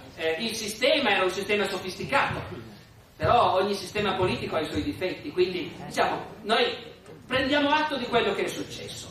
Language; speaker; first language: Italian; native; Italian